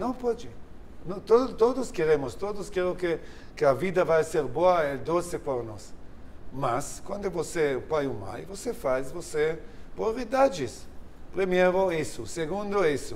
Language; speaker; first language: Portuguese; non-native, learner; Hebrew